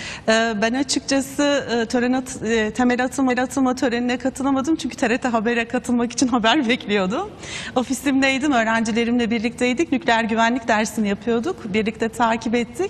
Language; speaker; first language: Turkish; native; Turkish